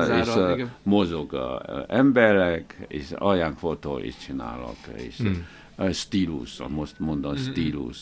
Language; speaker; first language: Hungarian; non-native, learner; Chinese